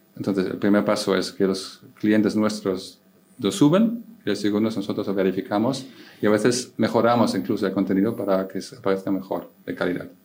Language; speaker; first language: Spanish; non-native, fluent; German